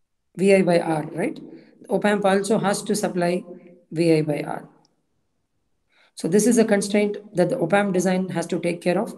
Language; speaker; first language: English; non-native, local second language; Tamil